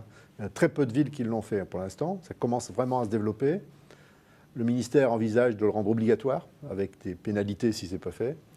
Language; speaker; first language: French; native; French